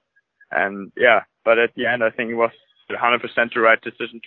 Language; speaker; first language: English; non-native, fluent; German